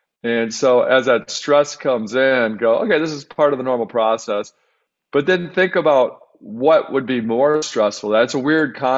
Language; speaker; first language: English; native; English